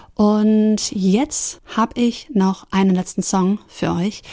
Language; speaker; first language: German; native; German